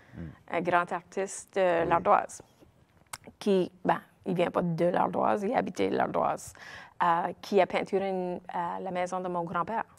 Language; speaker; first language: French; native; French